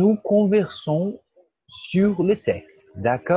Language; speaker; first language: French; non-native, fluent; Portuguese